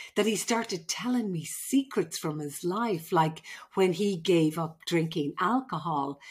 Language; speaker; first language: English; native; English